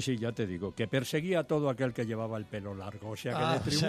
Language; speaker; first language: Spanish; native; Spanish